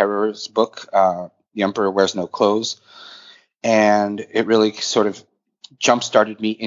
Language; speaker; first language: English; native; English